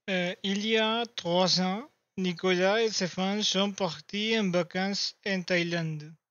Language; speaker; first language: French; non-native, learner; Spanish